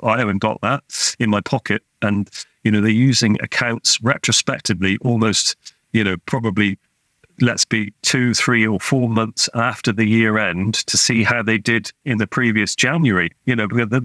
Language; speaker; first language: English; native; English